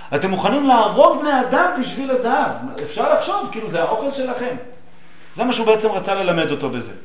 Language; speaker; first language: Hebrew; native; Hebrew